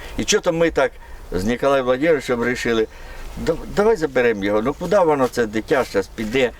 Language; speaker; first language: Ukrainian; native; Ukrainian